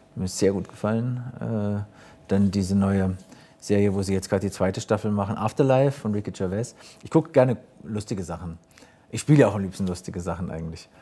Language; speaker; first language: German; native; German